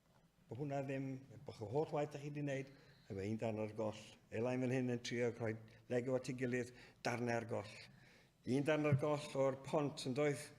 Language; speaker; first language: Welsh; native; Welsh